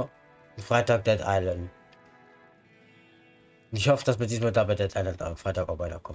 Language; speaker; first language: German; native; German